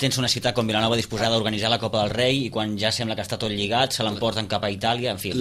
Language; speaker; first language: Catalan; native; Catalan